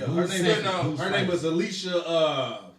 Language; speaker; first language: English; native; English